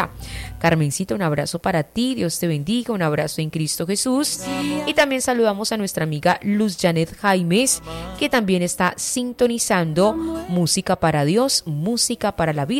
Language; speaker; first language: Spanish; native; Spanish